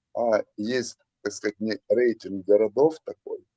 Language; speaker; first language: Russian; native; Russian